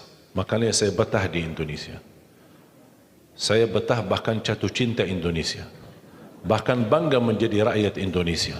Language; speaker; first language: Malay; non-native, fluent; Arabic